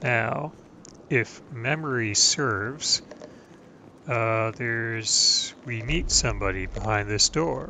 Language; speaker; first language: English; native; English